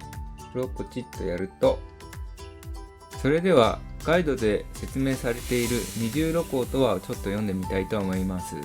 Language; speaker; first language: Japanese; native; Japanese